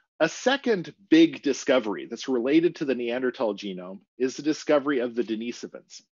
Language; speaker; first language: English; native; English